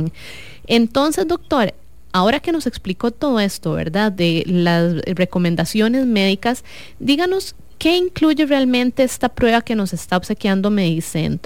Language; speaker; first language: Spanish; native; Spanish